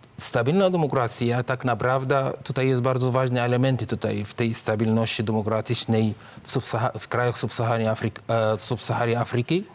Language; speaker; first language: Polish; non-native, fluent; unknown